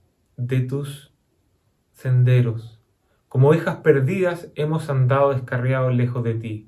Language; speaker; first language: Spanish; native; Spanish